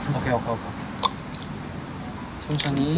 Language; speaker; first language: Korean; non-native, fluent; Chinese